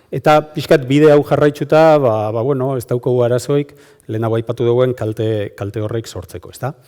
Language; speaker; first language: Basque; native; Basque